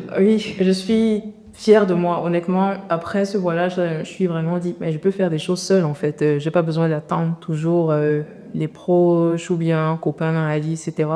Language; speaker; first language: French; native; French